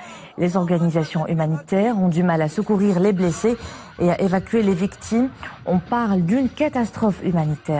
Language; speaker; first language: French; non-native, local second language; Arabic